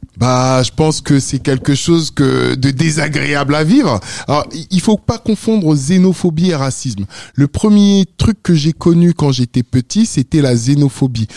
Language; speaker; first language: French; early bilingual, other home language; Wolof